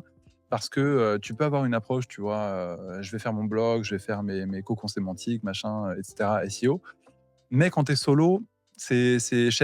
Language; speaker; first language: French; native; French